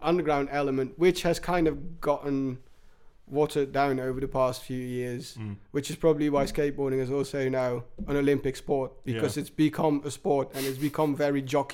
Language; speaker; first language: English; native; English